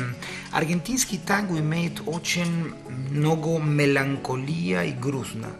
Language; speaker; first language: Russian; non-native, learner; Spanish